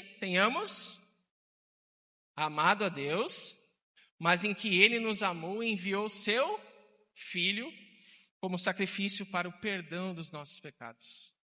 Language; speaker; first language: Portuguese; native; Portuguese